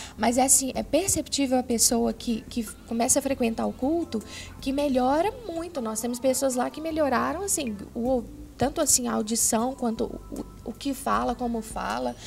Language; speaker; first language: Portuguese; native; Portuguese